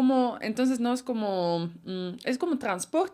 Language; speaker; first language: Spanish; non-native, fluent; Dutch